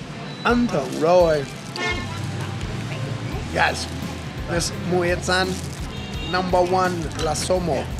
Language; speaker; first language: Vietnamese; non-native, learner; English